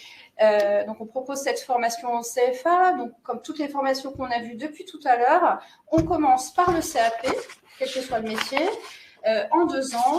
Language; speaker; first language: French; native; French